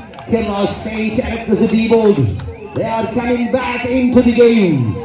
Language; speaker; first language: English; non-native, local second language; Malayalam